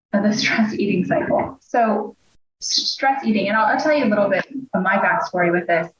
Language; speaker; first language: English; native; English